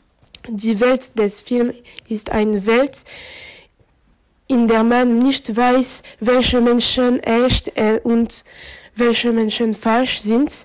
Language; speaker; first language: German; non-native, learner; French